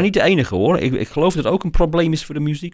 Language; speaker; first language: Dutch; non-native, fluent; English